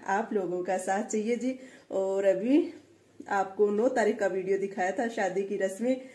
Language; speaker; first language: Hindi; native; Hindi